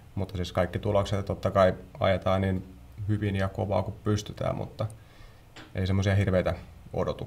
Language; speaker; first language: Finnish; native; Finnish